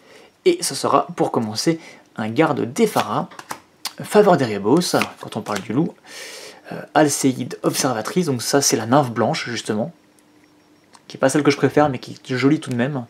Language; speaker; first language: French; native; French